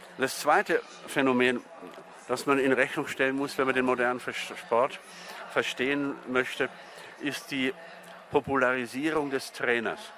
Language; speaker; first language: German; native; German